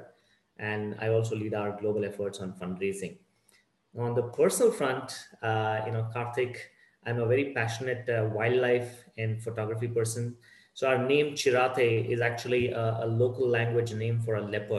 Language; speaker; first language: English; non-native, local second language; Kannada